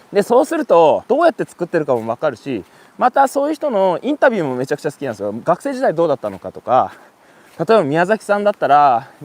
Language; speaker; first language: Japanese; native; Japanese